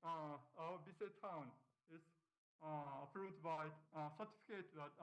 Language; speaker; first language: English; non-native, learner; Japanese